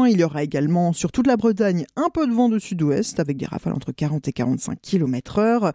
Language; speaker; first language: French; native; French